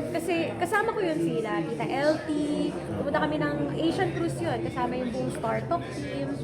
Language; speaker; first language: Filipino; native; Filipino